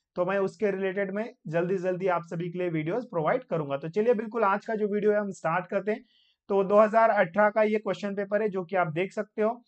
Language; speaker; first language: Hindi; non-native, local second language; Marathi